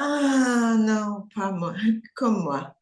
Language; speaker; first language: French; non-native, learner; English